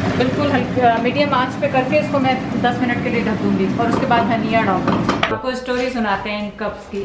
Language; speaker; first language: Urdu; native; Urdu